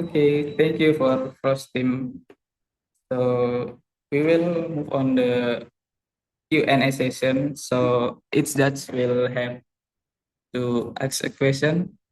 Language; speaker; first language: English; non-native, learner; Indonesian